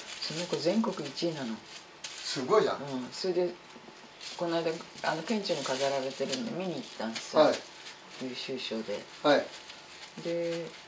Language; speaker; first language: Japanese; native; Japanese